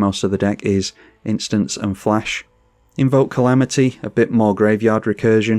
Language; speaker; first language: English; native; English